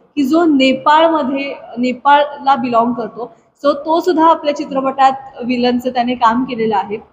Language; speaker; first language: Marathi; native; Marathi